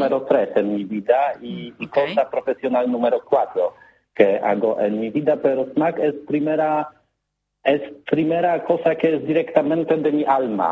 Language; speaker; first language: Spanish; non-native, learner; Polish